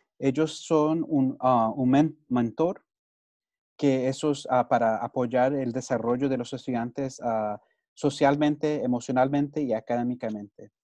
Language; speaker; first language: Spanish; early bilingual, heritage; Spanish